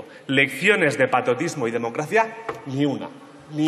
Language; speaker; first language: Spanish; non-native, local second language; Catalan